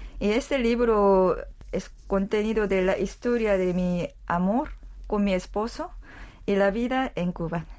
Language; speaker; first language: Spanish; non-native, learner; Korean